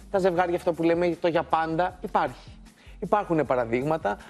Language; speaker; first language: Greek; native; Greek